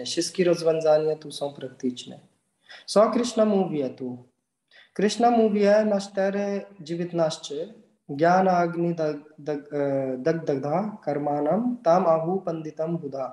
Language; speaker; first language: Polish; non-native, learner; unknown